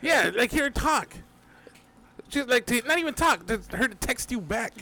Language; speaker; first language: English; early bilingual, other home language; Spanish